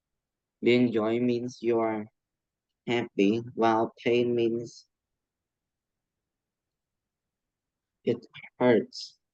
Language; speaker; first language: English; non-native, learner; Khmer